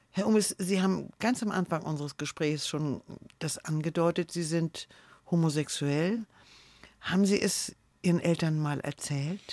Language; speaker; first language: German; native; German